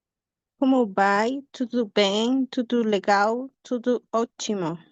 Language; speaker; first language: Portuguese; non-native, learner; Spanish